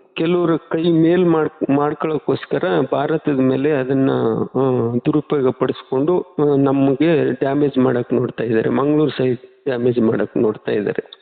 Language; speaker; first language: Kannada; native; Kannada